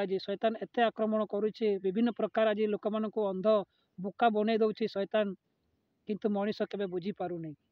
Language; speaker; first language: Odia; non-native, local second language; Santali